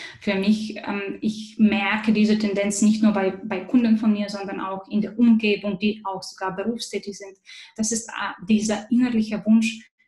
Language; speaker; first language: German; non-native, fluent; Bulgarian